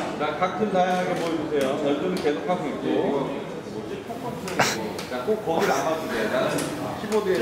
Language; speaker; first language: Korean; native; Korean